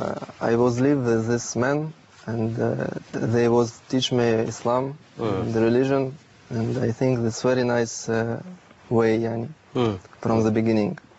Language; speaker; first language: English; non-native, learner; Russian